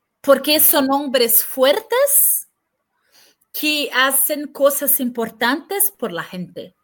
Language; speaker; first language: Spanish; non-native, fluent; Portuguese